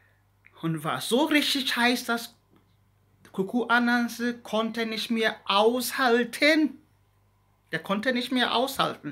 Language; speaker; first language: German; non-native, learner; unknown